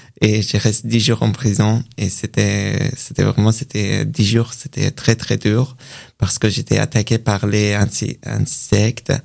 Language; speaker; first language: French; non-native, learner; Persian